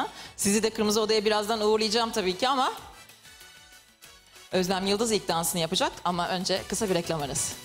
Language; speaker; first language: Turkish; native; Turkish